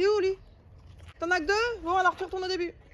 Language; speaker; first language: French; native; French